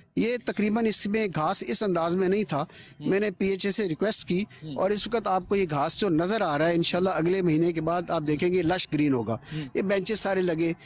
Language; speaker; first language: Urdu; non-native, local second language; Punjabi